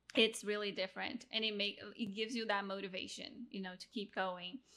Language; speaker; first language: English; non-native, fluent; Portuguese